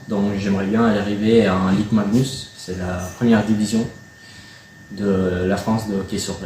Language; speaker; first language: French; non-native, fluent; Spanish